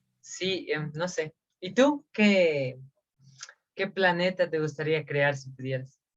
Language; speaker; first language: Spanish; native; Spanish